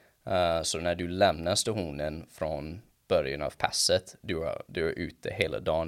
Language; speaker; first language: Swedish; non-native, fluent; English